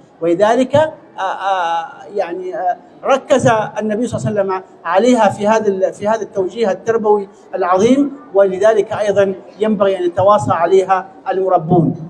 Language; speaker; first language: Arabic; native; Arabic